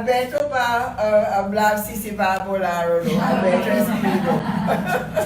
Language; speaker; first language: Spanish; non-native, fluent; English